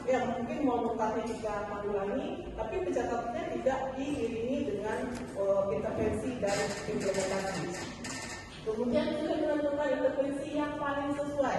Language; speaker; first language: Indonesian; native; Indonesian